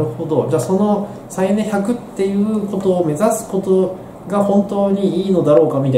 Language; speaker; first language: Japanese; native; Japanese